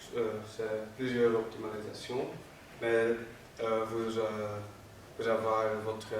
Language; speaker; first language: French; non-native, learner; Dutch